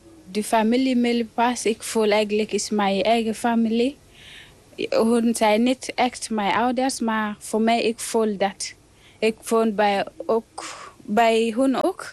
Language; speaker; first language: Dutch; non-native, learner; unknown